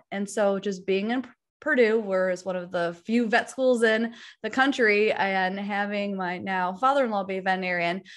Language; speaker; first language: English; native; English